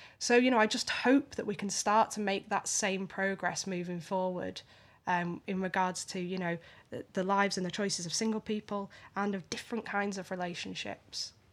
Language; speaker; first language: English; native; English